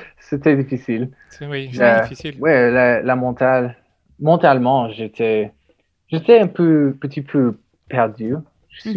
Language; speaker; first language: French; non-native, learner; English